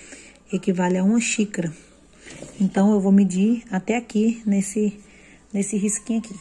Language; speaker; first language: Portuguese; native; Portuguese